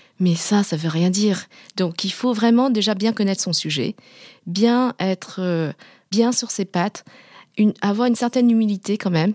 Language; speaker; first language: French; early bilingual, other home language; Vietnamese